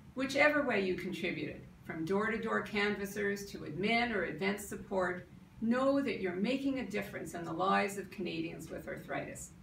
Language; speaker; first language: English; native; English